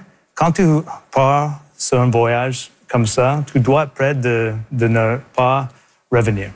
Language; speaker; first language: French; non-native, local second language; English